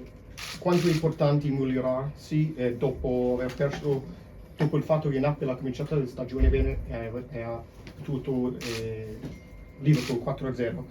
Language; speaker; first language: Italian; non-native, fluent; English